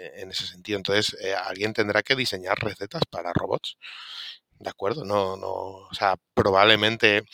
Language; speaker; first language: Spanish; native; Spanish